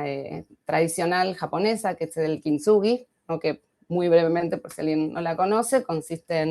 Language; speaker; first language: Spanish; native; Spanish